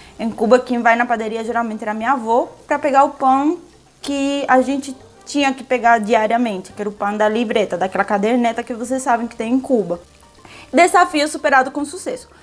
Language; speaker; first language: Portuguese; non-native, fluent; Spanish